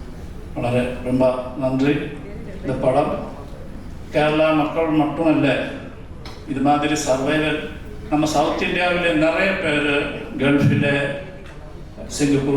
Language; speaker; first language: Tamil; non-native, learner; Malayalam